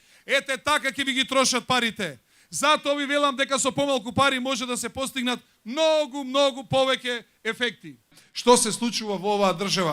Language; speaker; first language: Macedonian; native; Macedonian